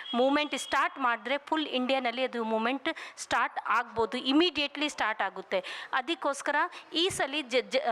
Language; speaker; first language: Kannada; non-native, local second language; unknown